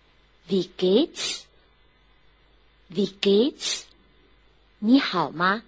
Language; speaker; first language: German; non-native, fluent; Chinese